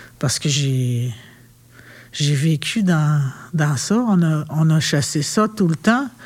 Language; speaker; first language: French; non-native, local second language; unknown